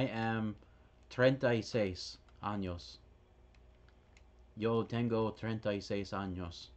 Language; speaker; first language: Spanish; non-native, learner; English